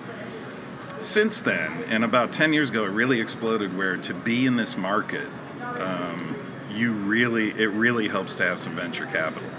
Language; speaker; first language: English; native; English